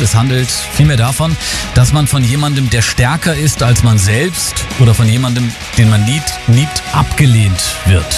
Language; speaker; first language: German; native; German